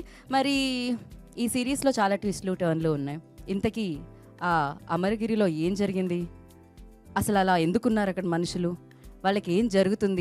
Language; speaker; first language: Telugu; native; Telugu